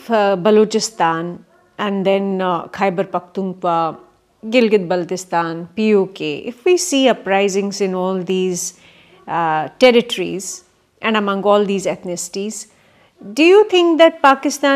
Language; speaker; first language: English; non-native, local second language; Kashmiri